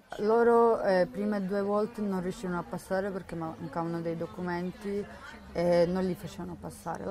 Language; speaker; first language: Italian; non-native, fluent; Ukrainian